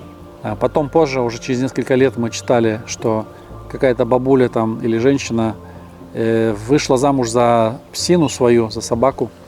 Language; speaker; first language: Russian; native; Russian